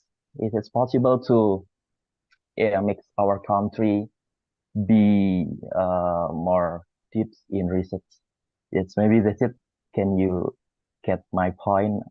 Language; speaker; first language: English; non-native, learner; Indonesian